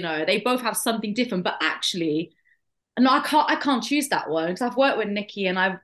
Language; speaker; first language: English; native; English